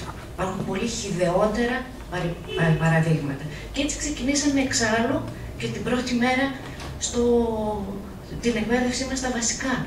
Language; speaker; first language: Greek; native; Greek